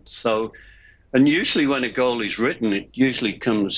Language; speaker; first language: English; native; English